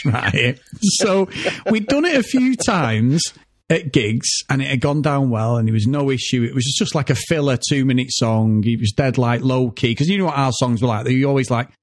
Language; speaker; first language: English; native; English